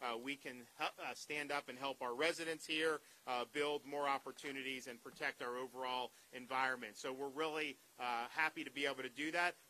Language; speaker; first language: English; native; English